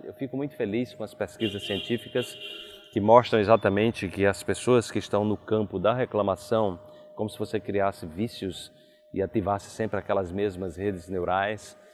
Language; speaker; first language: Portuguese; native; Portuguese